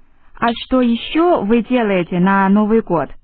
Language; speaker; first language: Russian; non-native, learner; Chinese